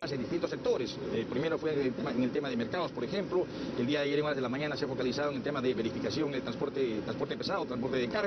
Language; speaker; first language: Spanish; native; Spanish